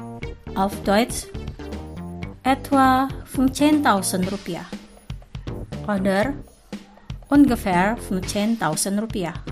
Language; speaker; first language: German; non-native, fluent; Indonesian